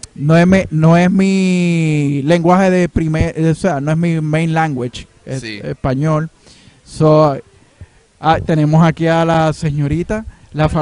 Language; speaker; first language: Spanish; native; Spanish